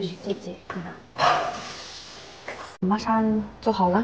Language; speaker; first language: Chinese; non-native, learner; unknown